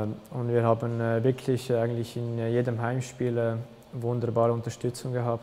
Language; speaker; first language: German; early bilingual, other home language; Albanian